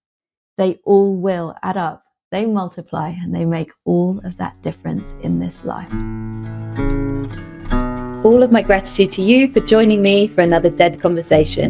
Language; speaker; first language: English; native; English